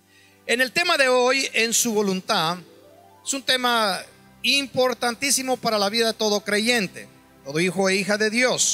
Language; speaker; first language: Spanish; native; Spanish